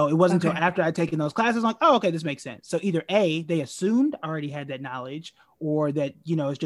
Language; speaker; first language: English; native; English